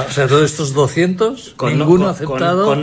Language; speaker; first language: Spanish; native; Spanish